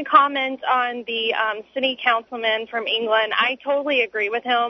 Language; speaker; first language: English; native; English